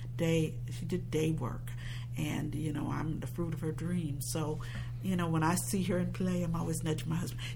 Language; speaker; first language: English; native; English